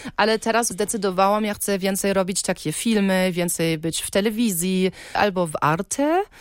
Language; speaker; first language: Polish; early bilingual, heritage; Polish